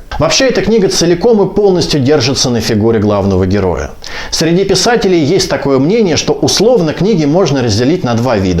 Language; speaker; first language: Russian; native; Russian